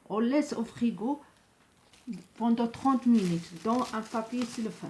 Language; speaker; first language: French; non-native, local second language; Arabic